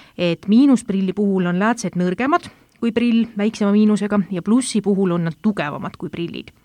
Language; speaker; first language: Estonian; native; Estonian